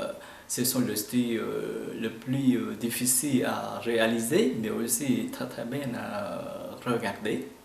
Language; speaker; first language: French; non-native, fluent; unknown